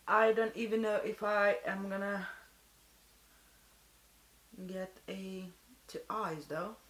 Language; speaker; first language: English; non-native, fluent; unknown